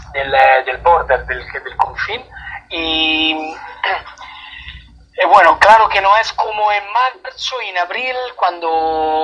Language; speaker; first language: Spanish; non-native, fluent; Italian